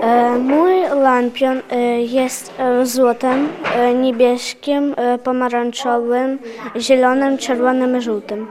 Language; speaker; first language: Polish; non-native, learner; Ukrainian